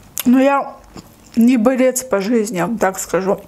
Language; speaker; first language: Russian; native; Russian